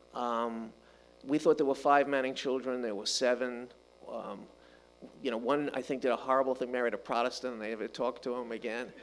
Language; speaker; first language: English; native; English